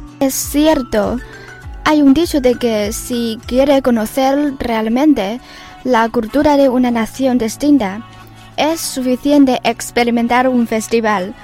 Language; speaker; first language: Spanish; non-native, fluent; Chinese